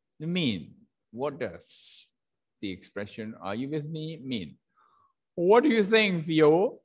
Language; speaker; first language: English; non-native, fluent; Indonesian